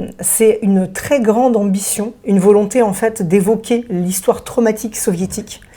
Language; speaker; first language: French; early bilingual, other home language; Russian